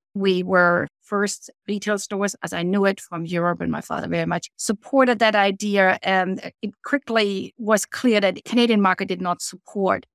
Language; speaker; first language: English; non-native, fluent; German